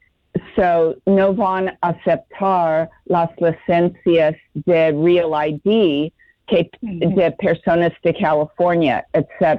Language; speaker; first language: Spanish; non-native, learner; English